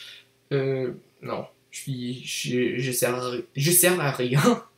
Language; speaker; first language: French; non-native, learner; English